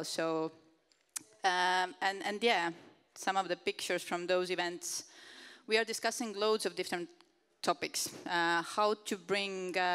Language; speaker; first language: English; non-native, fluent; Estonian